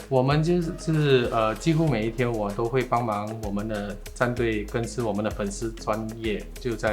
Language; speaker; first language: Chinese; non-native, local second language; English